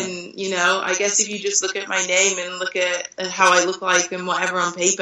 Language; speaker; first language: English; native; English